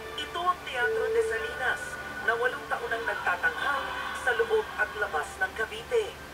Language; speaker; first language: Filipino; native; Filipino